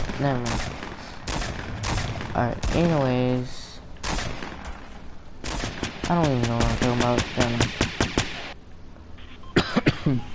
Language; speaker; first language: English; native; English